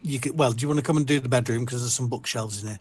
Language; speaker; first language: English; native; English